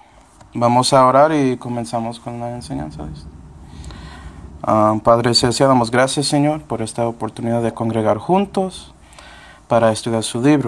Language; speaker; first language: Spanish; non-native, fluent; English